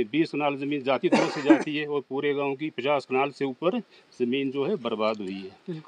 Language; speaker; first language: Hindi; native; Hindi